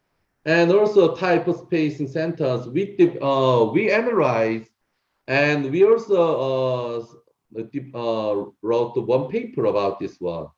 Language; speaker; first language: English; non-native, learner; Korean